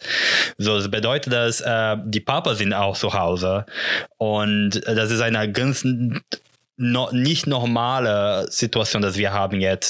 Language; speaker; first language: German; non-native, learner; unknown